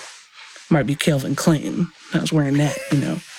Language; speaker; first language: English; native; English